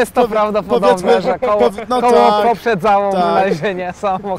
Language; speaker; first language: Polish; native; Polish